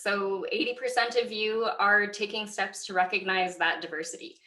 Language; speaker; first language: English; native; English